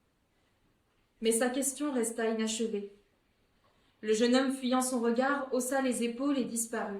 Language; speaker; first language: French; native; French